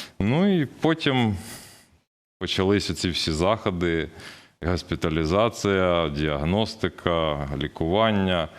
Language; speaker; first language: Ukrainian; native; Ukrainian